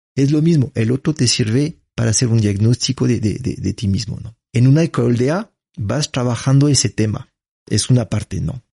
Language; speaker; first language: Spanish; non-native, fluent; French